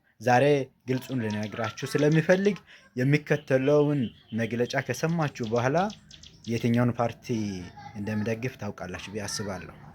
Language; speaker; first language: Amharic; non-native, local second language; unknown